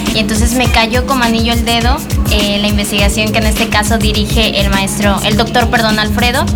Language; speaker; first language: Spanish; native; Spanish